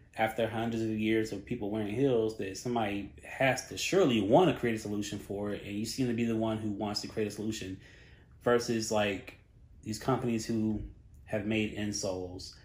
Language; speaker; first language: English; native; English